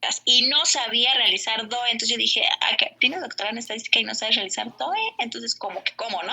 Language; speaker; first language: Spanish; native; Spanish